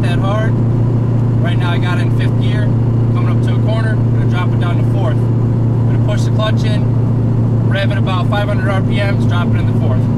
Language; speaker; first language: English; native; English